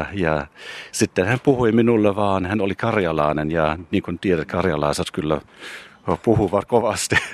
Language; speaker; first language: Finnish; non-native, fluent; German